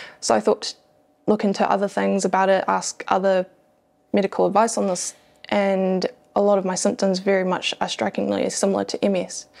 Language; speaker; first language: English; native; English